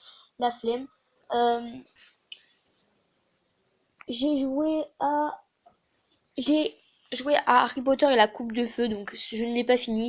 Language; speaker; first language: French; native; French